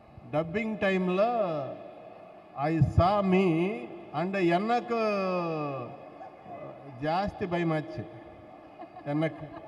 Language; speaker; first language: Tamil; non-native, learner; Telugu